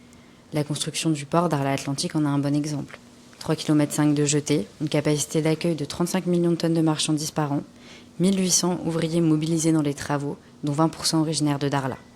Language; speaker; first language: French; native; French